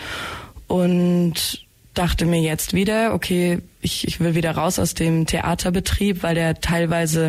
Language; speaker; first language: German; native; German